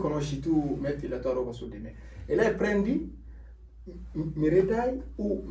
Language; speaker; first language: Italian; non-native, learner; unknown